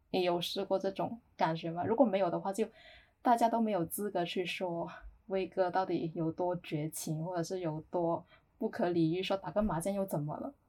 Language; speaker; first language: Chinese; native; Chinese